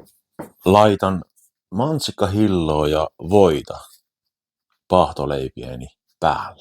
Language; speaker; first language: Finnish; native; Finnish